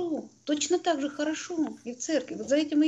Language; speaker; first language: Russian; native; Russian